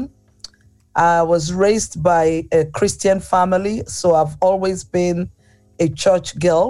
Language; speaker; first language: English; non-native, local second language; Igbo